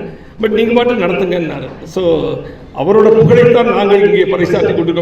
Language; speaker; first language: Tamil; native; Tamil